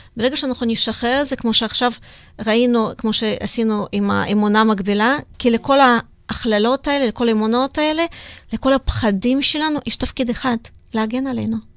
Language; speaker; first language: Hebrew; non-native, fluent; Russian